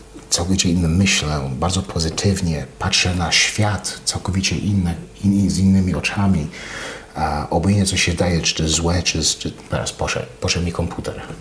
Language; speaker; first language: Polish; non-native, fluent; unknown